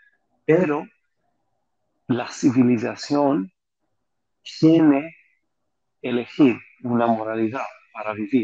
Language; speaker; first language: Spanish; non-native, fluent; Greek